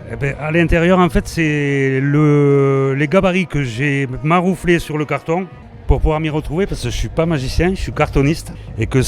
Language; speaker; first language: French; native; French